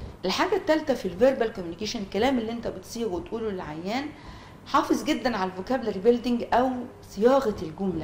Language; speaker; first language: Arabic; native; Arabic